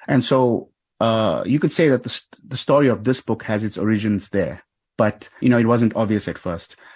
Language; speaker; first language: English; native; English